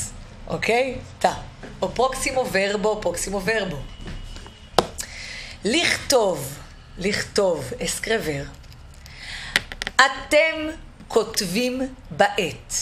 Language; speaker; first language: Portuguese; non-native, fluent; Hebrew